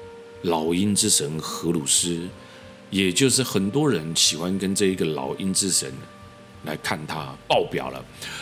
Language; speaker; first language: Chinese; native; Chinese